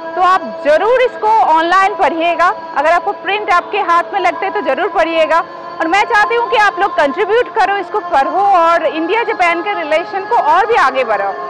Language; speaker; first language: Hindi; native; Hindi